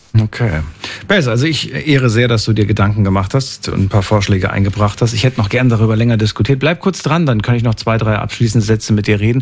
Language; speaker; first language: German; native; German